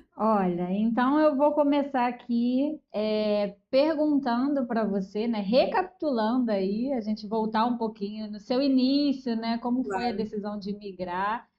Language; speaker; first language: Portuguese; native; Portuguese